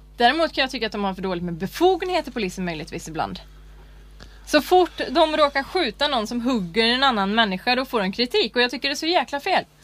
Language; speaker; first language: Swedish; native; Swedish